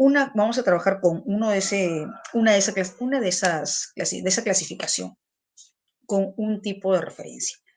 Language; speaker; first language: Spanish; native; Spanish